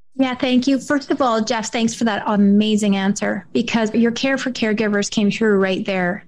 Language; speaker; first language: English; native; English